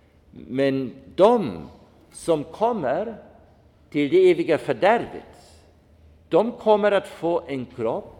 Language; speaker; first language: Swedish; non-native, fluent; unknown